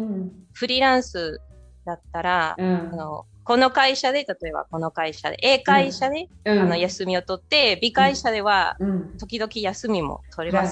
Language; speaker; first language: Japanese; non-native, fluent; Spanish